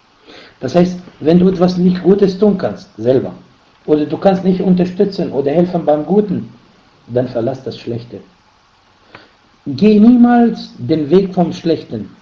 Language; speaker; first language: German; non-native, fluent; Arabic